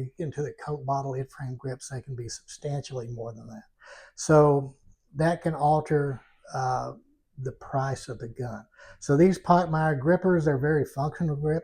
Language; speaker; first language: English; native; English